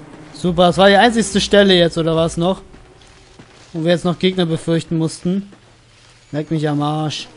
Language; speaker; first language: German; native; German